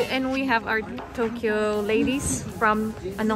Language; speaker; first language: English; non-native, learner; Filipino